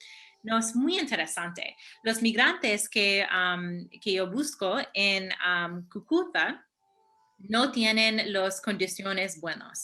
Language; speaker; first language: Spanish; early bilingual, heritage; Spanish